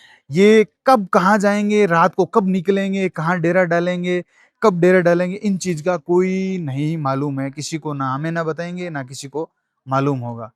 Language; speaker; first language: Hindi; native; Hindi